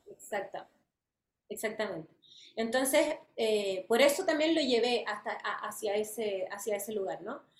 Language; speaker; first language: Spanish; native; Spanish